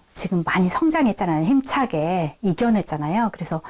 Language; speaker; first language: Korean; native; Korean